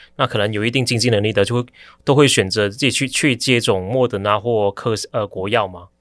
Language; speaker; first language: Chinese; native; Chinese